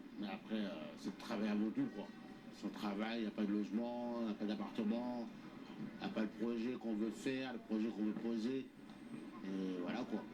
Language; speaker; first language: French; non-native, local second language; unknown